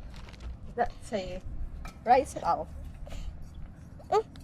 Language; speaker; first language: English; non-native, learner; Filipino